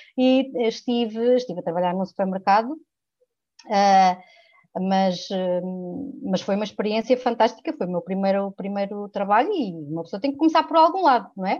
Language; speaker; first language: Portuguese; early bilingual, other home language; French